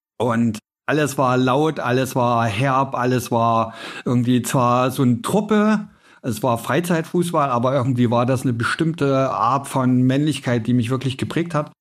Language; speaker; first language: German; native; German